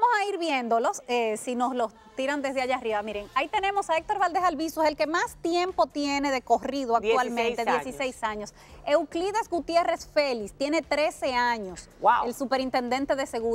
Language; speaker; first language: Spanish; native; Spanish